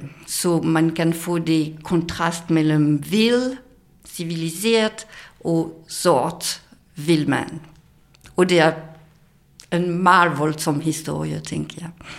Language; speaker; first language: Danish; non-native, fluent; French